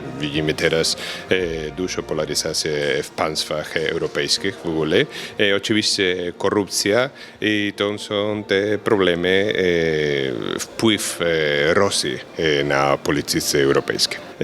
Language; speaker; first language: Polish; non-native, fluent; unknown